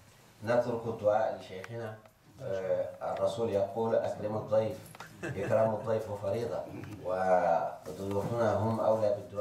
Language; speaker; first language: Arabic; non-native, fluent; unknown